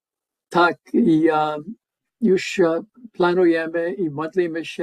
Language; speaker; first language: Polish; non-native, learner; English